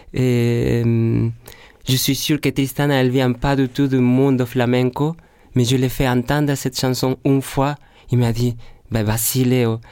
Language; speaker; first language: French; non-native, fluent; Spanish